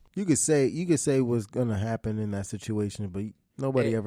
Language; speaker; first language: English; native; English